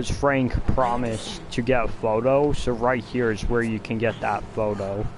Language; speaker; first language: English; native; English